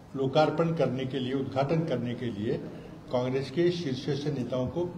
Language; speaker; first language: Hindi; non-native, local second language; Marathi